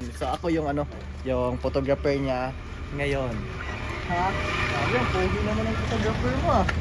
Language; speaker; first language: Filipino; non-native, local second language; Cebuano